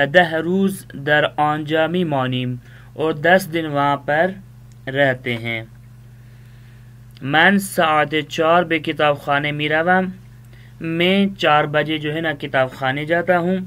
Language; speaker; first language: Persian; non-native, fluent; Urdu